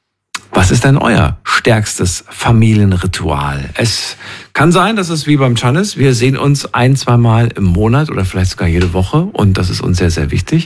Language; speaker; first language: German; native; German